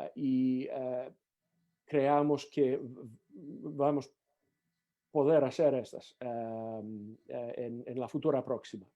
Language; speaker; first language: Spanish; non-native, learner; English